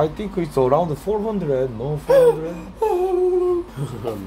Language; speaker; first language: English; non-native, learner; Korean